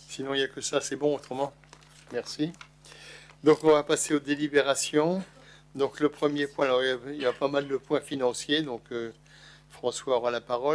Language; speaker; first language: French; native; French